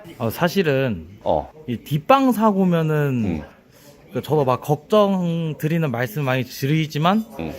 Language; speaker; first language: Korean; native; Korean